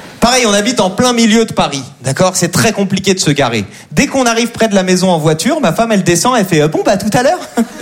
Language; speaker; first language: French; native; French